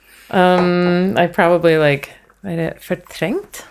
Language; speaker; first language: Swedish; early bilingual, heritage; Swedish